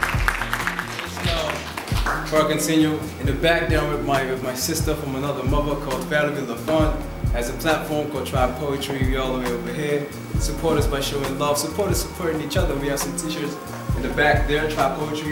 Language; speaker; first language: English; non-native, fluent; Dutch